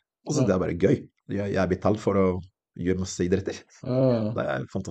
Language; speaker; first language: Norwegian; non-native, fluent; French